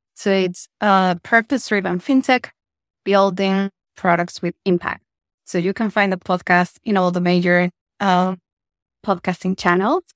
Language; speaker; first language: English; non-native, fluent; Spanish